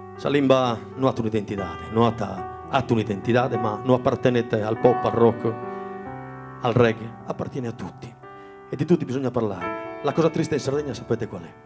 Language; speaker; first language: Italian; non-native, local second language; Sardinian